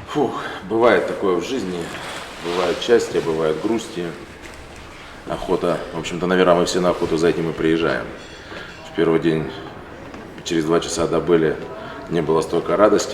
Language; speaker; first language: Russian; native; Russian